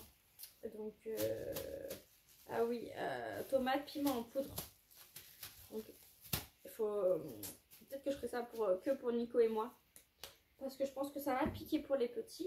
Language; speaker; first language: French; native; French